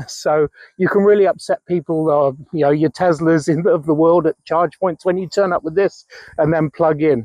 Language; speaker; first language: English; native; English